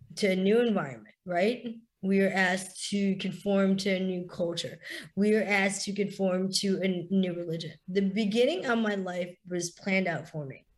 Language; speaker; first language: English; native; English